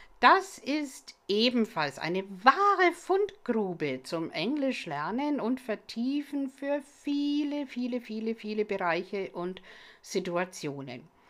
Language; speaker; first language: German; non-native, fluent; English